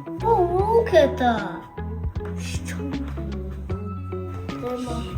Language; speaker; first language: Russian; non-native, local second language; Azerbaijani